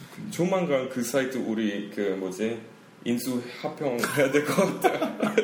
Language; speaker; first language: Korean; non-native, fluent; English